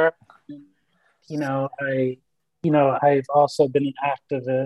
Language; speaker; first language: English; early bilingual, other home language; Spanish